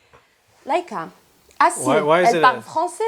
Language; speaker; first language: French; non-native, local second language; Arabic